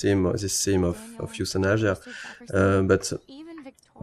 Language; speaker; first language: English; non-native, fluent; French